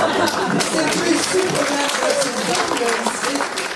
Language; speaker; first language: French; native; French